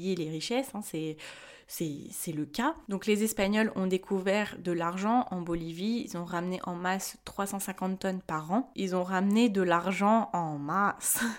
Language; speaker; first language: French; early bilingual, other home language; Spanish